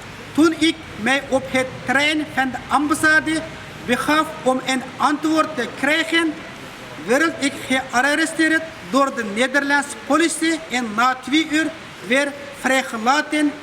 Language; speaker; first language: Dutch; non-native, fluent; Uyghur